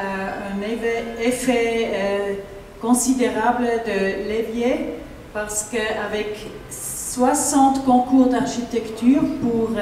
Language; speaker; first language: French; non-native, learner; German